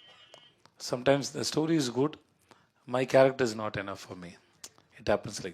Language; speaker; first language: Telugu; non-native, learner; Tamil